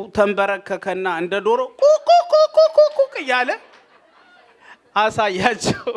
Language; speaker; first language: Amharic; native; Amharic